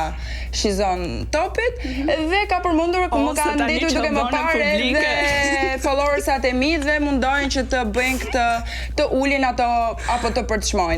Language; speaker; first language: Albanian; native; Albanian